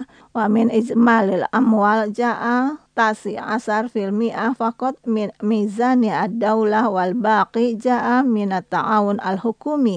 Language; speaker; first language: Arabic; non-native, learner; Indonesian